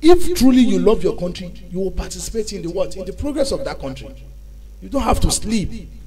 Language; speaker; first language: English; non-native, local second language; Yoruba